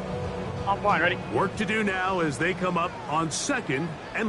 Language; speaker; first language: English; native; English